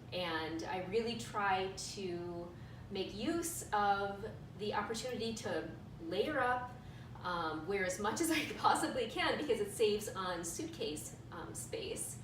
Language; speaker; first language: English; native; English